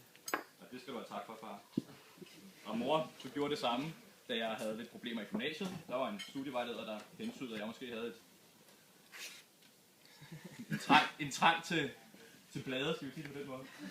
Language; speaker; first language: Danish; native; Danish